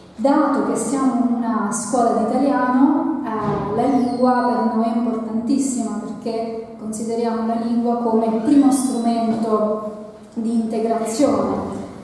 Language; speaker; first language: Italian; native; Italian